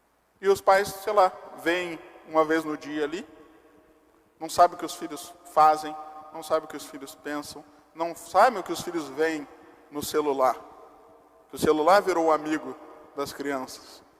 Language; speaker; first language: Portuguese; native; Portuguese